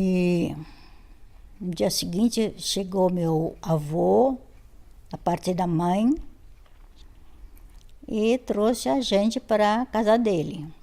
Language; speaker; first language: Portuguese; non-native, fluent; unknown